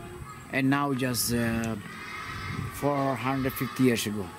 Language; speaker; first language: English; non-native, learner; Indonesian